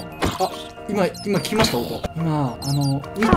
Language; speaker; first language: Japanese; native; Japanese